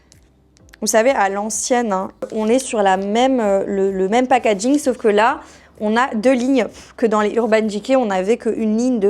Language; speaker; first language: French; native; French